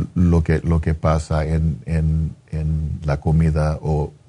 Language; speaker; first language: Spanish; early bilingual, heritage; Spanish